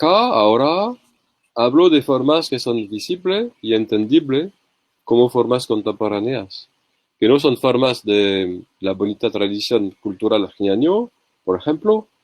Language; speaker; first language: Spanish; non-native, learner; French